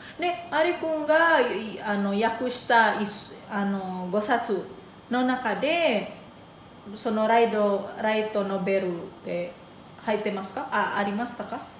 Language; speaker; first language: Japanese; non-native, fluent; Indonesian